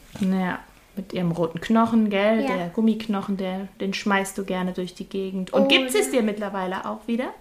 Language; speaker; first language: German; native; German